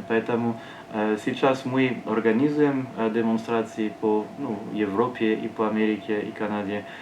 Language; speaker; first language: Russian; non-native, learner; French